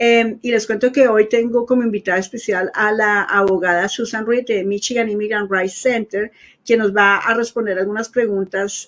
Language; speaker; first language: Spanish; native; Spanish